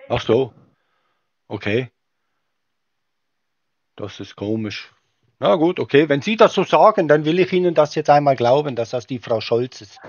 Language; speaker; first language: German; native; German